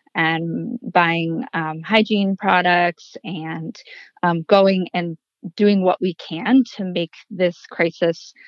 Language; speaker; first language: English; native; English